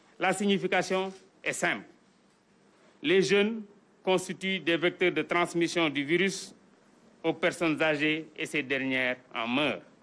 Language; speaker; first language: French; non-native, local second language; Wolof